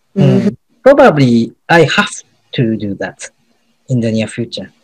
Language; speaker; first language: English; non-native, learner; Japanese